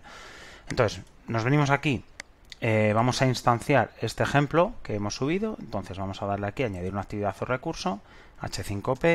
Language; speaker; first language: Spanish; native; Spanish